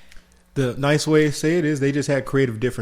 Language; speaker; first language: English; native; English